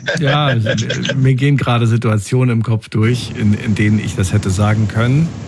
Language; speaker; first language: German; native; German